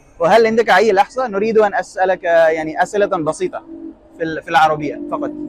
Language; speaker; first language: Arabic; non-native, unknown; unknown